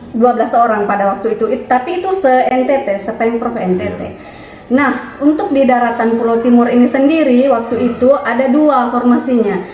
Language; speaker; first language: Indonesian; native; Indonesian